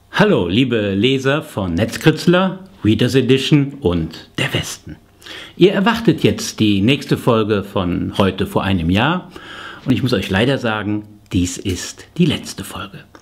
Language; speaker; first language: German; native; German